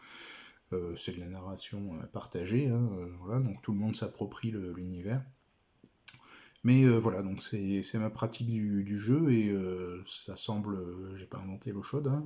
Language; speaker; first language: French; native; French